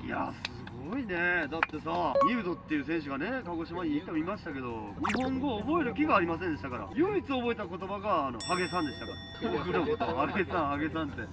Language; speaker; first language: Japanese; native; Japanese